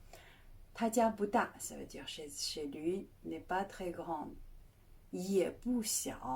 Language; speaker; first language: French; non-native, fluent; Chinese